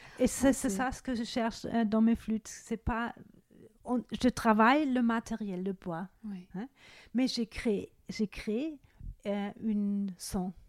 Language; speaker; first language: French; non-native, fluent; German